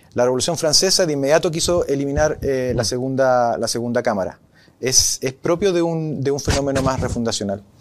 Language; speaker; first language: Spanish; native; Spanish